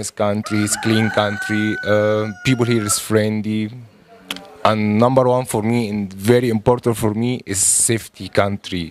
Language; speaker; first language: English; non-native, learner; Arabic